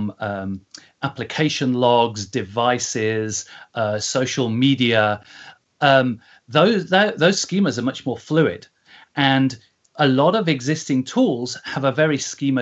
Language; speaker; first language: English; native; English